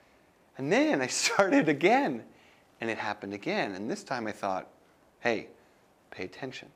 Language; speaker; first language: English; native; English